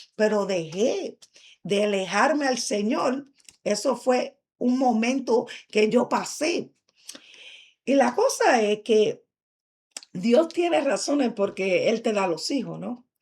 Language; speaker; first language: Spanish; early bilingual, heritage; Spanish